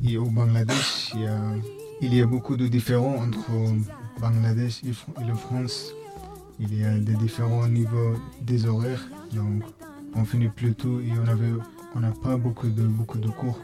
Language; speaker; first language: French; non-native, learner; Bangla